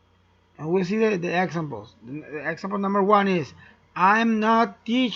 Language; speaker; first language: English; non-native, learner; Spanish